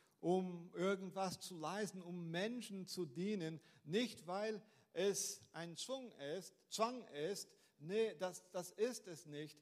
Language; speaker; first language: German; non-native, fluent; Portuguese